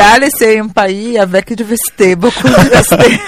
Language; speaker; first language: French; non-native, learner; Portuguese